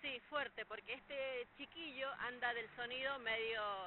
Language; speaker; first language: Spanish; native; Spanish